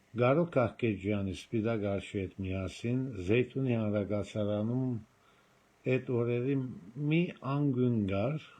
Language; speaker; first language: Armenian; native; Armenian